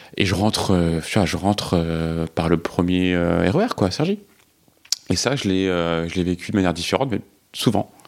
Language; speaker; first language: French; native; French